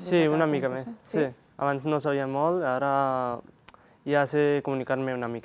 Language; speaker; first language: Catalan; non-native, learner; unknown